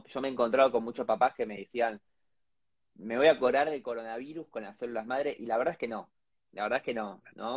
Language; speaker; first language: Spanish; native; Spanish